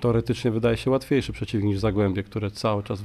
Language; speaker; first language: Polish; native; Polish